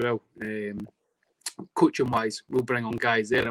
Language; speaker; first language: English; native; English